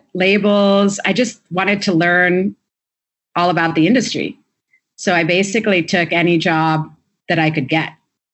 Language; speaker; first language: English; native; English